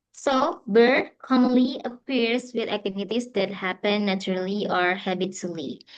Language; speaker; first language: English; non-native, learner; Indonesian